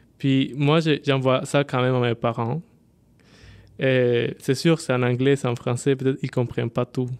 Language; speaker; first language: French; non-native, fluent; Spanish